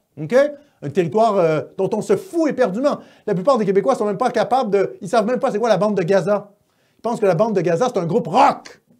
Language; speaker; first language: French; native; French